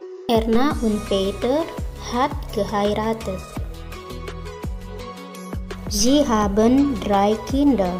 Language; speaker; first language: German; non-native, learner; Indonesian